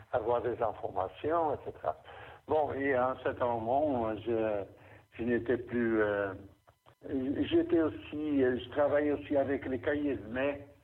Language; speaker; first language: French; non-native, fluent; Portuguese